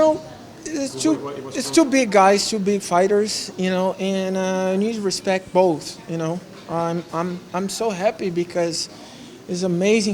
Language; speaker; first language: English; non-native, learner; Portuguese